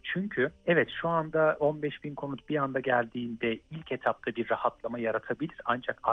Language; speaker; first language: Turkish; native; Turkish